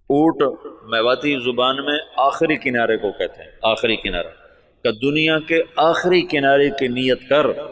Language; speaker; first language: Urdu; non-native, local second language; Punjabi